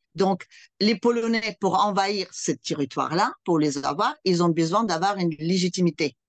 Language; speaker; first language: French; non-native, fluent; Russian